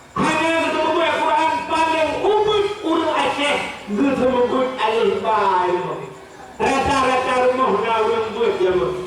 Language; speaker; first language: Malay; non-native, local second language; Achinese